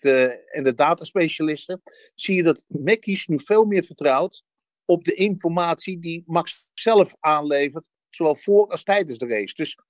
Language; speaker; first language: Dutch; native; Dutch